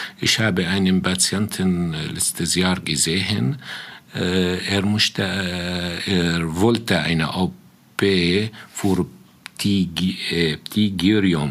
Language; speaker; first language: German; non-native, fluent; Arabic